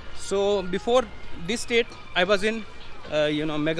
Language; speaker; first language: English; non-native, local second language; Dogri